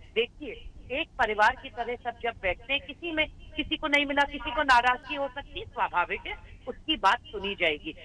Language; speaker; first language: Hindi; native; Hindi